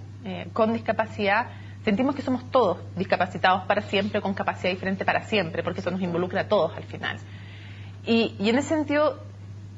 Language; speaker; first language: Spanish; native; Spanish